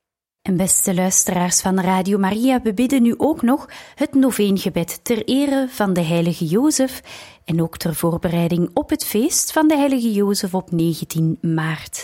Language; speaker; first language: Dutch; native; Dutch